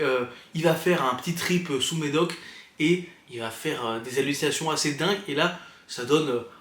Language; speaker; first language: French; native; French